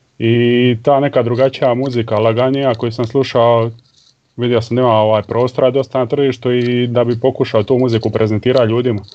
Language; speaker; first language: Croatian; native; Croatian